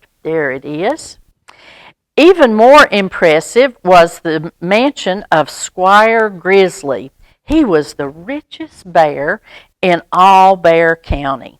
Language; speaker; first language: English; native; English